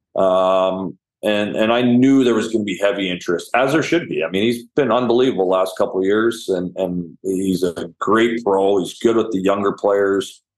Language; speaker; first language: English; native; English